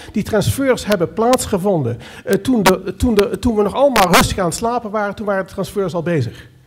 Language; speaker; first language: Dutch; native; Dutch